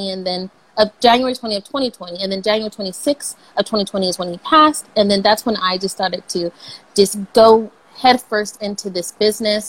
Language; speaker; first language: English; native; English